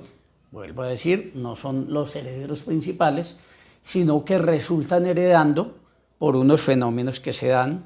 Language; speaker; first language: Spanish; native; Spanish